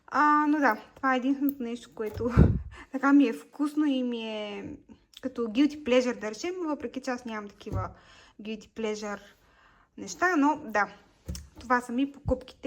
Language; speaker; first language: Bulgarian; native; Bulgarian